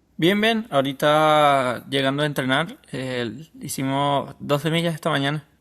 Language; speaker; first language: Spanish; native; Spanish